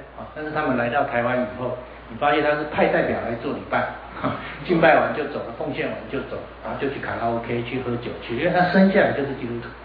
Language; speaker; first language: Chinese; native; Chinese